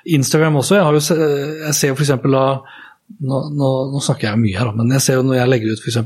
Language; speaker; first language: Norwegian; native; Norwegian